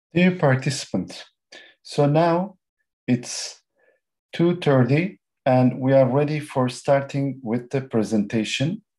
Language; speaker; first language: English; non-native, fluent; Turkish